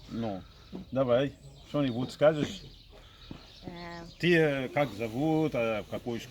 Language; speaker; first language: Russian; non-native, fluent; Arabic